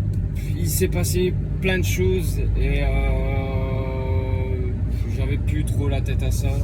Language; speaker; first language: French; native; French